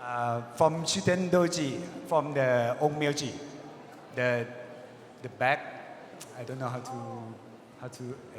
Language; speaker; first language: English; non-native, learner; Thai